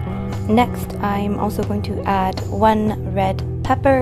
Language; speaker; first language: English; native; English